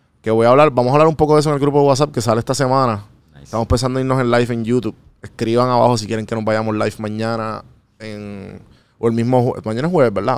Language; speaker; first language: Spanish; native; Spanish